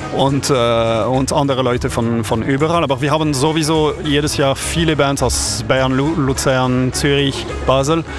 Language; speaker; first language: German; non-native, local second language; French